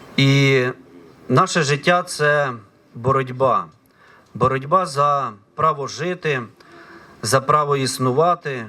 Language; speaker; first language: Ukrainian; native; Ukrainian